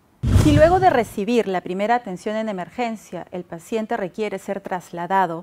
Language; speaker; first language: Spanish; native; Spanish